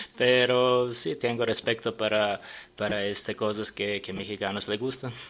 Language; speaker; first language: Spanish; non-native, fluent; Serbian